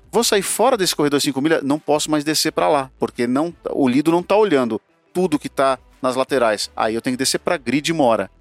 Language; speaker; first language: Portuguese; native; Portuguese